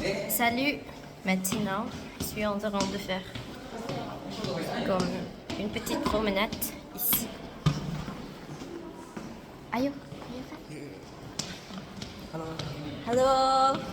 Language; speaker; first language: French; non-native, learner; Indonesian